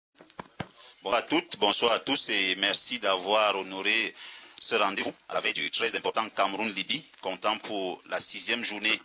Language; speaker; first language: French; native; French